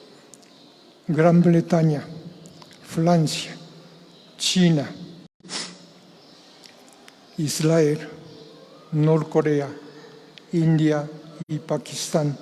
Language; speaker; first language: Spanish; non-native, fluent; Japanese